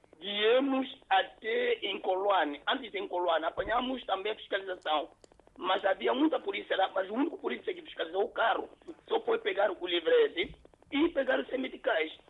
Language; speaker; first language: Portuguese; non-native, local second language; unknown